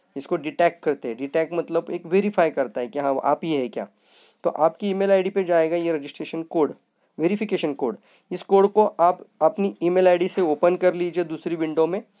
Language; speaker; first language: Hindi; non-native, local second language; Marathi